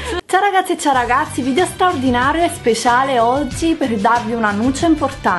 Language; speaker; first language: Italian; native; Italian